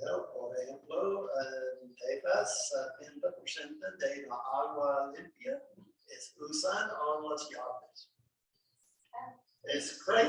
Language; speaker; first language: Spanish; non-native, learner; English